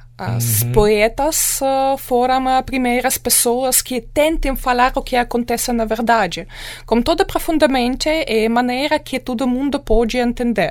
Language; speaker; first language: Portuguese; non-native, fluent; Ukrainian